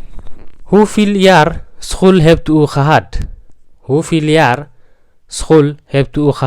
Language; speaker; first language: Dutch; non-native, fluent; Tigrinya